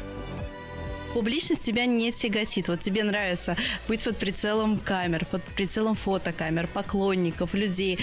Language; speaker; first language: Russian; native; Russian